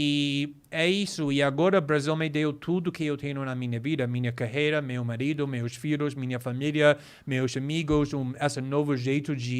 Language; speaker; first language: Portuguese; non-native, fluent; English